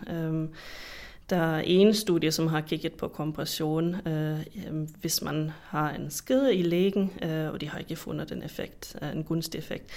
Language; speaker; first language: Danish; non-native, fluent; German